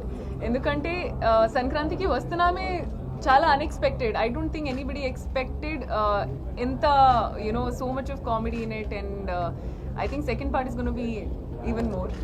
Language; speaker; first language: Telugu; non-native, learner; Hindi